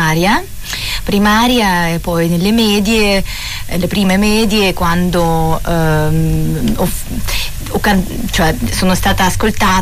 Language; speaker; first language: Italian; non-native, fluent; Russian